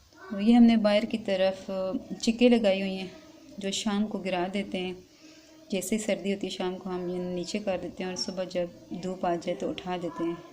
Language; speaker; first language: Urdu; non-native, local second language; Northern Hindko